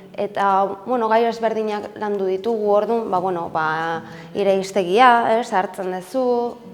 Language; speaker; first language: Basque; non-native, local second language; Spanish